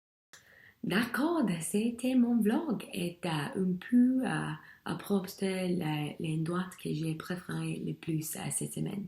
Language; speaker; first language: French; non-native, learner; English